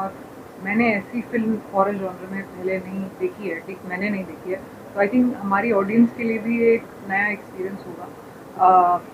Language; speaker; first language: Hindi; native; Hindi